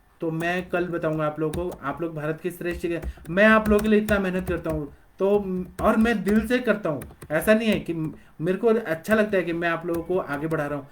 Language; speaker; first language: Hindi; non-native, local second language; Marathi